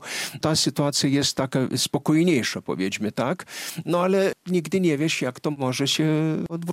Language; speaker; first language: Polish; non-native, fluent; Lithuanian